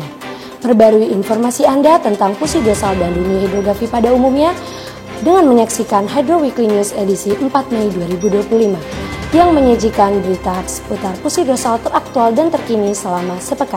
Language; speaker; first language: Indonesian; native; Indonesian